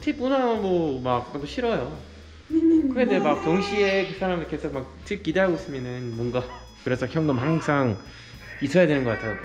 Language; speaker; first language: Korean; non-native, fluent; English